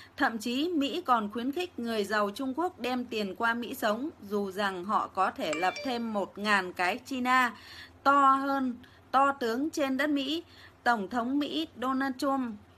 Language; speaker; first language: Vietnamese; native; Vietnamese